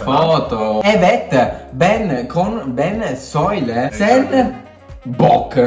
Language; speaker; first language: Turkish; non-native, learner; Italian